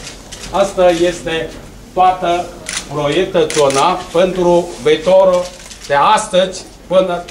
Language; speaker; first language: Romanian; non-native, learner; Chinese